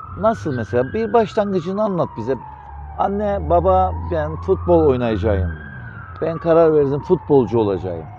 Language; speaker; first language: Turkish; native; Turkish